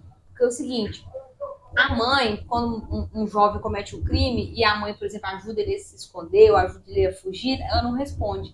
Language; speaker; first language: Portuguese; native; Portuguese